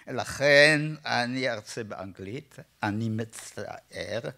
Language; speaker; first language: Hebrew; non-native, learner; English